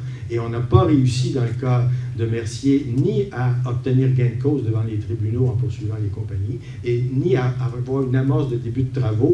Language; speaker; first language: French; native; French